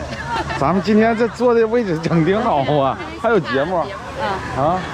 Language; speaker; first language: Chinese; native; Chinese